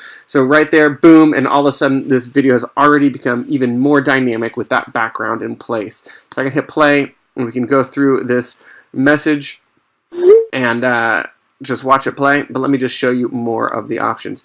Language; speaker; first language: English; native; English